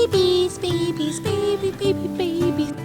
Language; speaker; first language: English; native; English